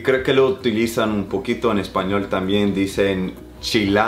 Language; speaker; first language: Spanish; non-native, fluent; English